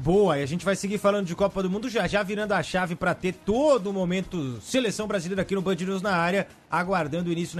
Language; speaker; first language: Portuguese; native; Portuguese